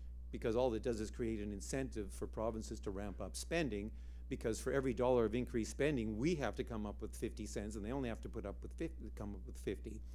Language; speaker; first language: English; native; English